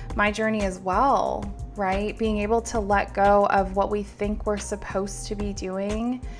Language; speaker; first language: English; early bilingual, other home language; Filipino